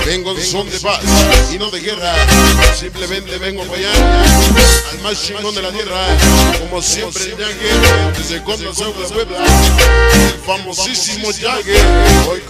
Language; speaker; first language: Spanish; native; Spanish